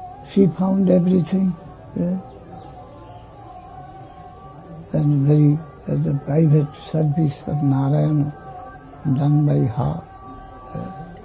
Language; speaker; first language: English; non-native, local second language; Bangla